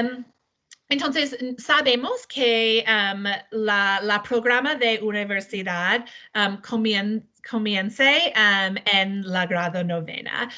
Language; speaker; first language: Spanish; non-native, learner; English